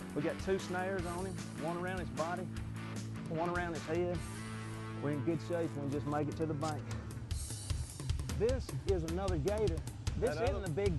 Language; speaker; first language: English; native; English